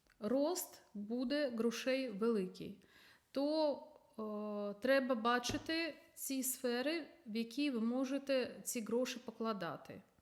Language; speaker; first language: Ukrainian; non-native, local second language; Russian